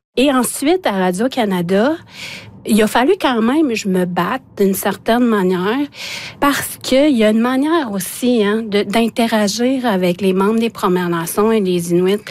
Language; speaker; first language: French; non-native, local second language; Innu-aimun